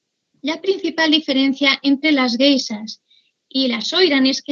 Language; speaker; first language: Spanish; native; Spanish